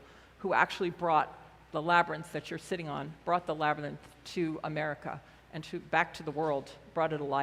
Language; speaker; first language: English; native; English